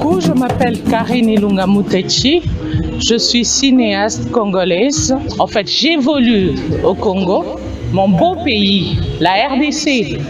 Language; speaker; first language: French; non-native, local second language; Lingala